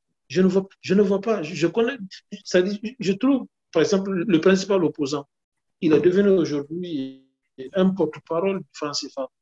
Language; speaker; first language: French; non-native, local second language; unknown